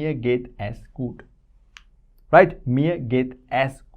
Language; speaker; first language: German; non-native, fluent; Hindi